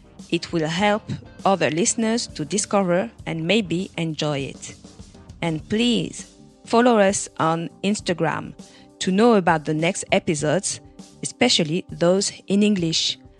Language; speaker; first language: English; non-native, fluent; French